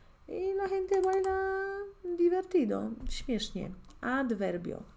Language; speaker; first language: Spanish; non-native, fluent; Polish